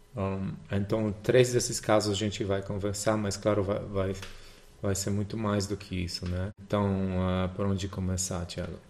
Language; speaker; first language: Portuguese; non-native, fluent; Polish